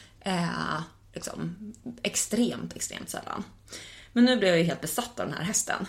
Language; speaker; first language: Swedish; native; Swedish